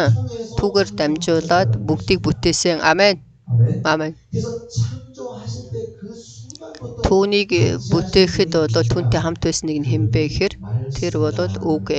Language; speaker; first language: Mongolian; early bilingual, other home language; Korean